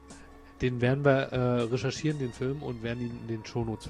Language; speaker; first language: German; native; German